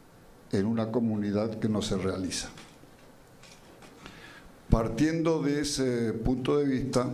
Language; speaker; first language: Spanish; native; Spanish